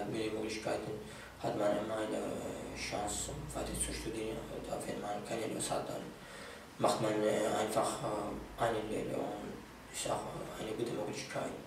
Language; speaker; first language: German; non-native, fluent; Arabic